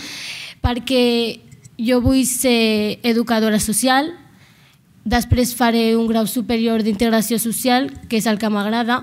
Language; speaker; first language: Catalan; non-native, local second language; Arabic